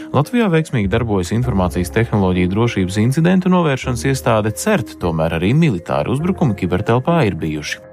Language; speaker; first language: Latvian; native; Latvian